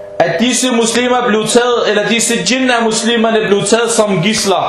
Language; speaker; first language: Danish; early bilingual, heritage; Danish